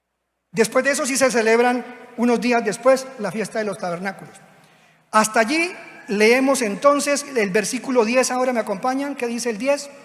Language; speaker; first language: Spanish; native; Spanish